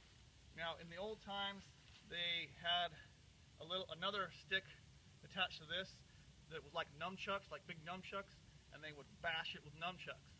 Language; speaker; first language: English; native; English